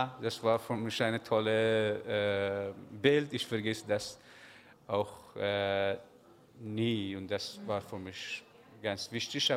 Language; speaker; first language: German; non-native, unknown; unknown